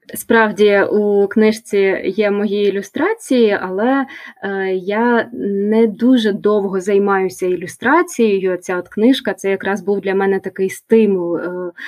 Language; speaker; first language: Ukrainian; native; Ukrainian